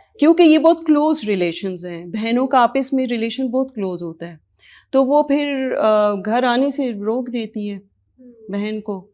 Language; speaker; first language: Urdu; native; Urdu